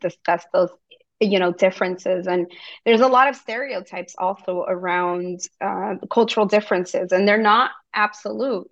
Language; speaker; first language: English; early bilingual, other home language; Spanish